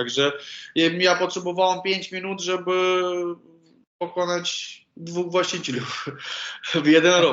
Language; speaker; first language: Polish; non-native, learner; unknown